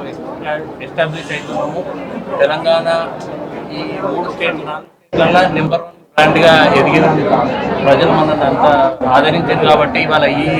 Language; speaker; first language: Telugu; native; Telugu